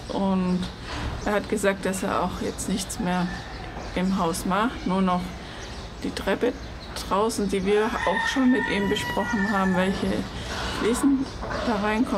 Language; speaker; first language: German; native; German